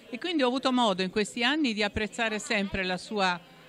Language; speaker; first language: Italian; native; Italian